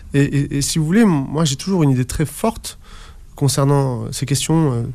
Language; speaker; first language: French; early bilingual, other home language; Arabic